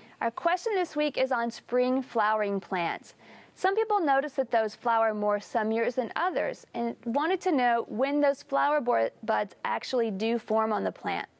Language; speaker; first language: English; native; English